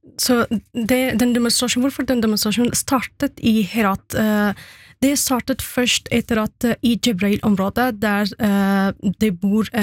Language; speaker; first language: Norwegian; non-native, fluent; Persian